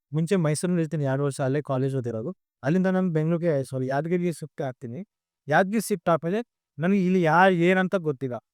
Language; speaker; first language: Kannada; non-native, local second language; Lambadi